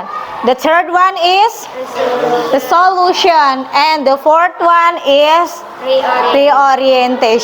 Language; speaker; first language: English; non-native, fluent; Indonesian